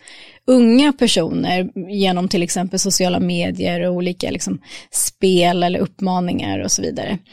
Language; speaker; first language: Swedish; native; Swedish